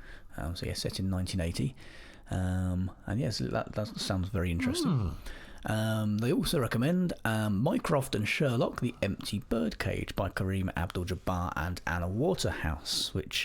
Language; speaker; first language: English; native; English